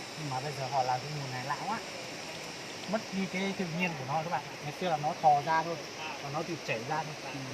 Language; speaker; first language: Vietnamese; non-native, local second language; Hmong